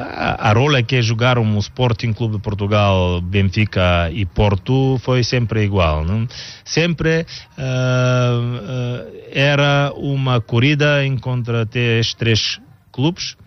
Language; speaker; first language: Portuguese; non-native, learner; Bulgarian